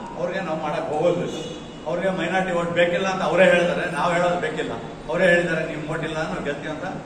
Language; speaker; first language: Kannada; non-native, local second language; Urdu